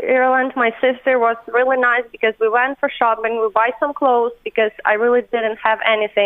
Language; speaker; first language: English; non-native, fluent; Ukrainian